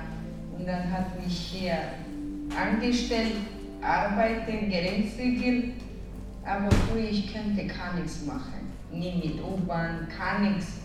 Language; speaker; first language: German; non-native, learner; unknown